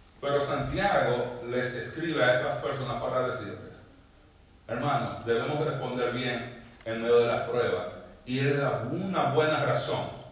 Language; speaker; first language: Spanish; native; Spanish